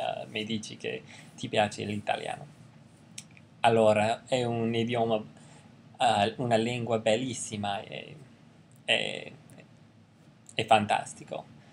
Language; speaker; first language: Italian; non-native, learner; English